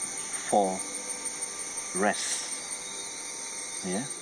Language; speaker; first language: English; non-native, fluent; Malay